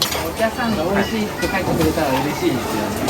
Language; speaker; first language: Japanese; native; Japanese